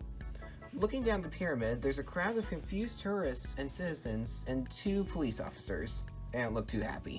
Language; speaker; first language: English; native; English